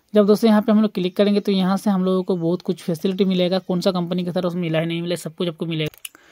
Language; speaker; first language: Hindi; non-native, local second language; Bangla